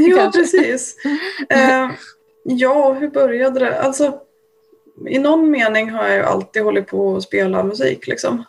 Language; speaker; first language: Swedish; native; Swedish